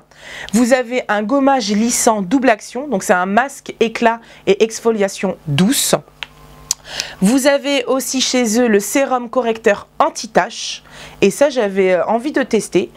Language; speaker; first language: French; native; French